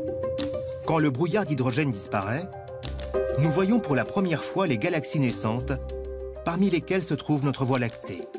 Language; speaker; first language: French; native; French